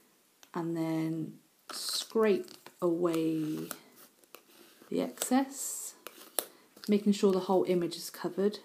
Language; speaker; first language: English; native; English